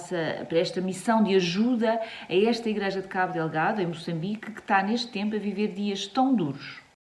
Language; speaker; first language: Portuguese; native; Portuguese